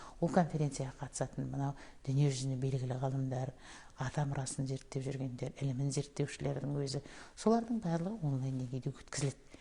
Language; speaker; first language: Kazakh; native; Kazakh